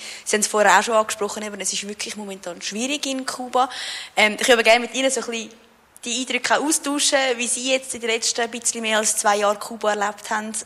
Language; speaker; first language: German; native; German